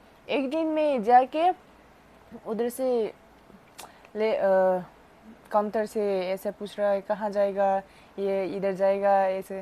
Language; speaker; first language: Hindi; non-native, local second language; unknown